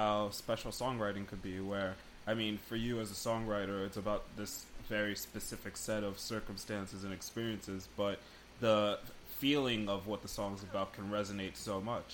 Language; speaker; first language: English; native; English